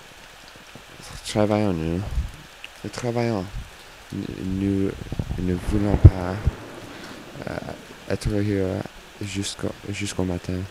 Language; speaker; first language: French; non-native, learner; English